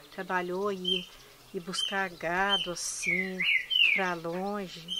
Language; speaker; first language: Portuguese; native; Portuguese